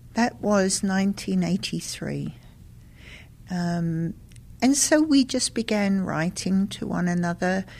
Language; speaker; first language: English; native; English